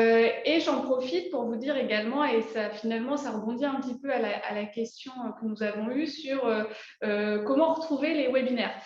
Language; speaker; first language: French; native; French